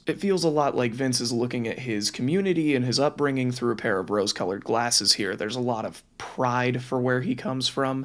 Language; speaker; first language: English; native; English